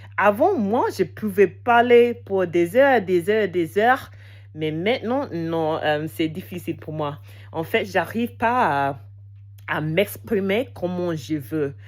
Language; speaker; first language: French; non-native, fluent; English